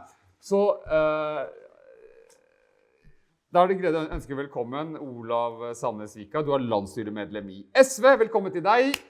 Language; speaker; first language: Norwegian; native; Norwegian